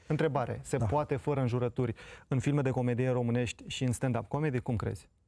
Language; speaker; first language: Romanian; native; Romanian